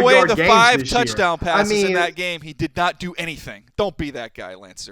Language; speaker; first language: English; native; English